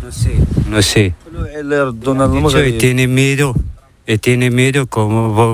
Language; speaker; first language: Spanish; non-native, learner; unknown